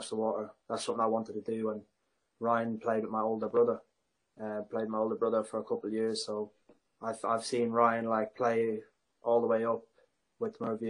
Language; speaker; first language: English; native; English